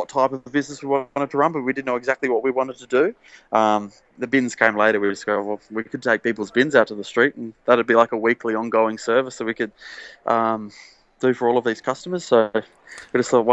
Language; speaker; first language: English; native; English